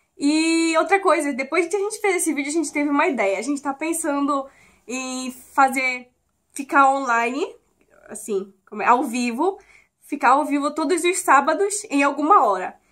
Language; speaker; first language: Portuguese; native; Portuguese